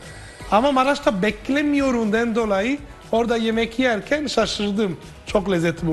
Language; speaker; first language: Turkish; non-native, fluent; Italian